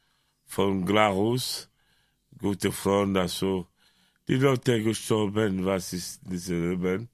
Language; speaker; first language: German; non-native, learner; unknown